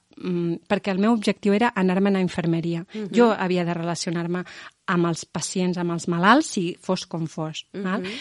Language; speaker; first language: Catalan; non-native, local second language; Spanish